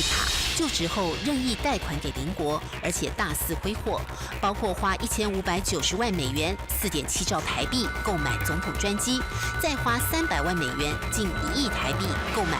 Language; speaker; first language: Chinese; native; Chinese